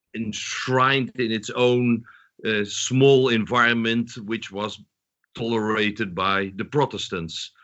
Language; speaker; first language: English; non-native, fluent; Dutch